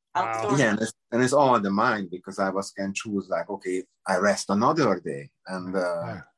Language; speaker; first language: English; non-native, learner; Hungarian